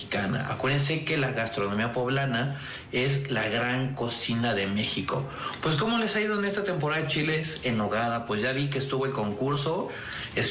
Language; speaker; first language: Spanish; native; Spanish